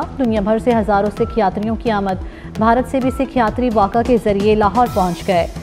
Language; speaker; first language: Urdu; native; Urdu